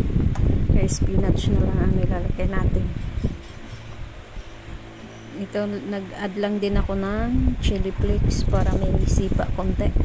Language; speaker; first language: Filipino; native; Filipino